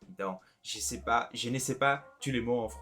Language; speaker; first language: French; non-native, learner; Portuguese